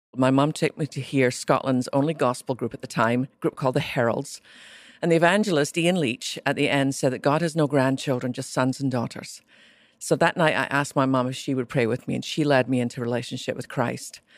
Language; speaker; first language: English; native; English